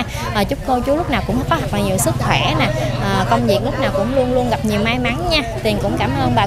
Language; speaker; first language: Vietnamese; native; Vietnamese